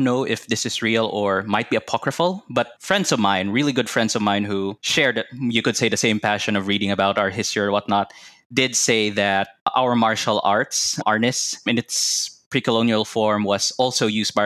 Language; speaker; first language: English; non-native, local second language; Cebuano